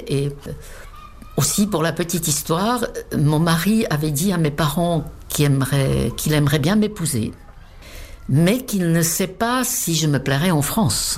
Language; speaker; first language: French; non-native, fluent; Czech